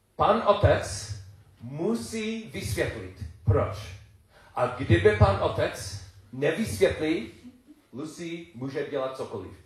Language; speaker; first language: Czech; non-native, learner; English